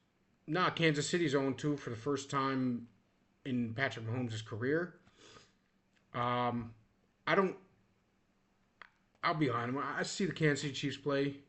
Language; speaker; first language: English; native; English